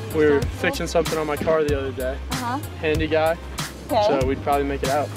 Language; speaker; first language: English; native; English